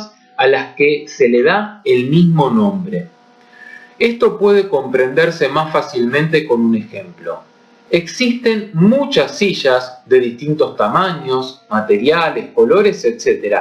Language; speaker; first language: Spanish; native; Spanish